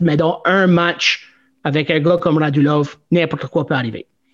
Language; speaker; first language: French; native; French